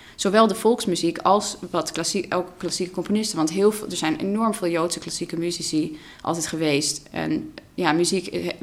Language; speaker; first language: Dutch; non-native, local second language; Russian